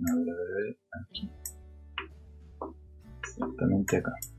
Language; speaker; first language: Spanish; native; Spanish